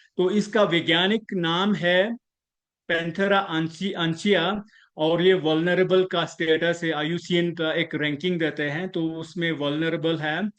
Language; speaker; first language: Hindi; non-native, local second language; Ladakhi